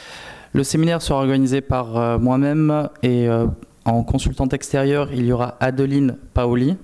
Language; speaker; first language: French; native; French